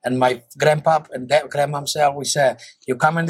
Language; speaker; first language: English; non-native, fluent; Greek